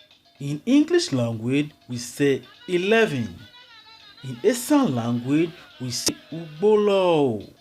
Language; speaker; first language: English; non-native, local second language; Esan